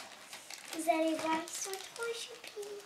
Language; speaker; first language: French; native; French